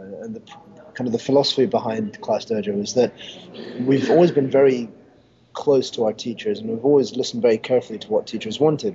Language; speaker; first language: English; native; English